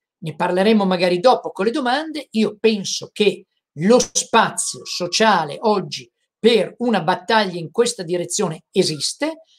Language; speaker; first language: Italian; native; Italian